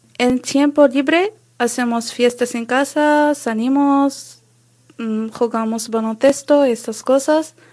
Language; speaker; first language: Spanish; non-native, learner; Arabic